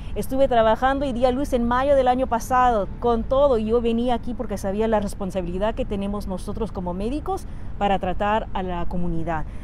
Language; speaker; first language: Spanish; native; Spanish